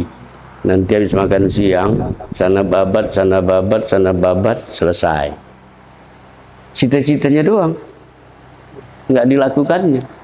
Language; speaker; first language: Indonesian; native; Indonesian